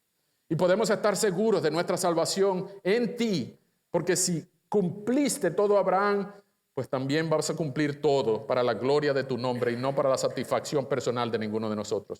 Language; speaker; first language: Spanish; native; Spanish